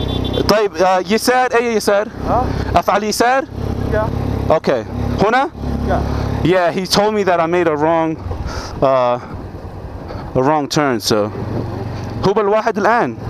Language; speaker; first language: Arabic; early bilingual, heritage; English